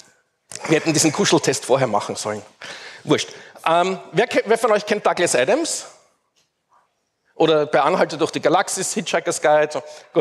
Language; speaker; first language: German; native; German